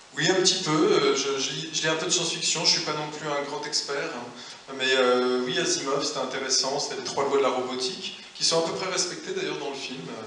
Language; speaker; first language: French; native; French